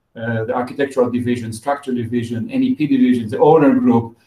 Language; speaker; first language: English; non-native, fluent; Hebrew